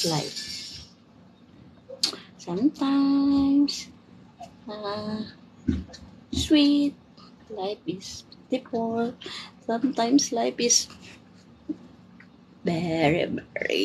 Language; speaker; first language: English; non-native, local second language; Filipino